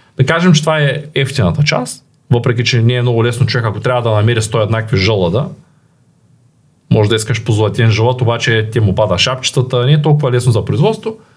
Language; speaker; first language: Bulgarian; native; Bulgarian